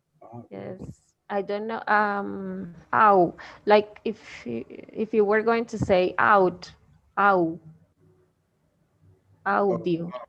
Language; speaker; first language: English; non-native, fluent; Spanish